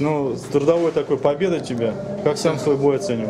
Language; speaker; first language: Russian; native; Russian